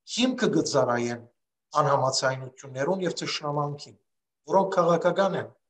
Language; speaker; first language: Armenian; early bilingual, other home language; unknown